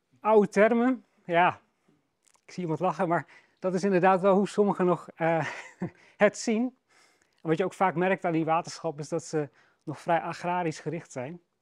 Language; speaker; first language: Dutch; native; Dutch